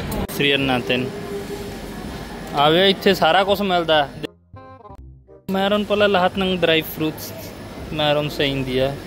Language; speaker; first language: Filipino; non-native, learner; Punjabi